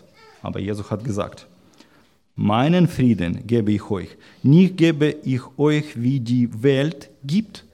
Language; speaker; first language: German; non-native, learner; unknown